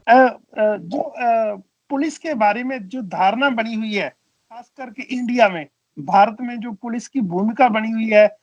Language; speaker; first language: Hindi; non-native, local second language; Punjabi